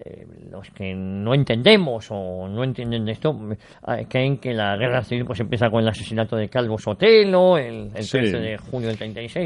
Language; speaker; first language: Spanish; native; Spanish